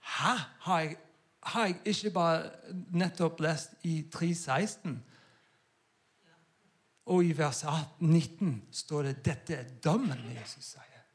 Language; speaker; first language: Norwegian; non-native, fluent; English